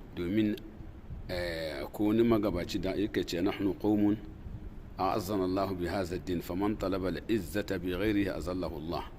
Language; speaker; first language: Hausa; non-native, local second language; Tamasheq